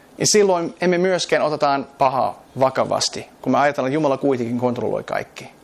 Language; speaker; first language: Finnish; non-native, fluent; English